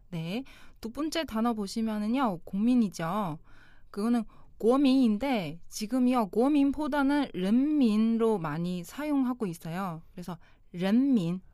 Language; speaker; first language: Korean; non-native, local second language; Chinese